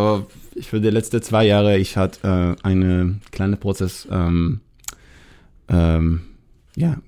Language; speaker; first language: German; non-native, learner; Hebrew